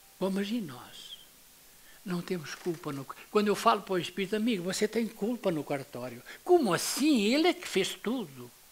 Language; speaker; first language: Portuguese; native; Portuguese